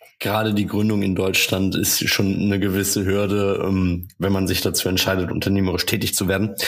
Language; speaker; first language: German; native; German